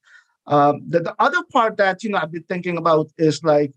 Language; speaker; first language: English; non-native, local second language; Nepali